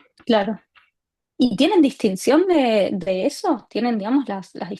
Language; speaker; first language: Spanish; native; Spanish